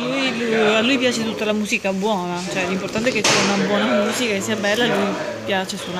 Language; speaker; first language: Italian; native; Italian